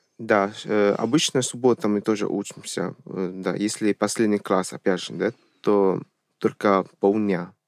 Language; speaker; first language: Russian; non-native, fluent; Chinese